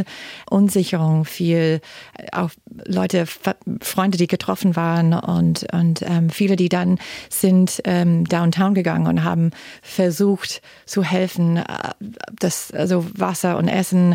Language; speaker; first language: German; non-native, fluent; English